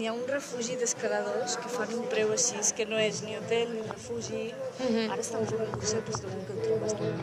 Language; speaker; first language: Catalan; native; Catalan